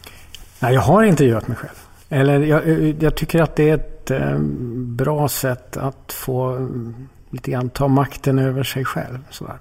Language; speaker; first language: Swedish; native; Swedish